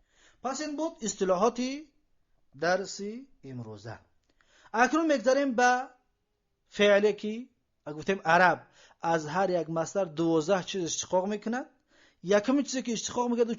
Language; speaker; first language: Persian; native; Persian